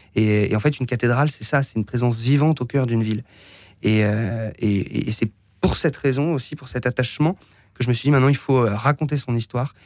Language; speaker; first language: French; native; French